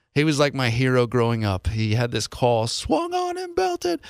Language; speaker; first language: English; native; English